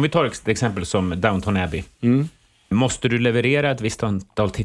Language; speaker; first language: Swedish; native; Swedish